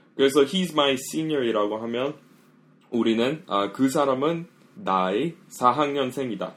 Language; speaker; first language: Korean; non-native, fluent; English